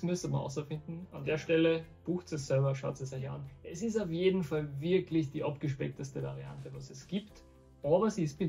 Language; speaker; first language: German; native; German